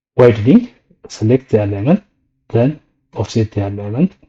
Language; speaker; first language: English; non-native, local second language; Amharic